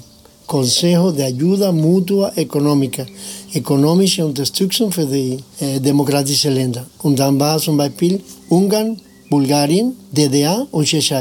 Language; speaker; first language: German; non-native, fluent; Spanish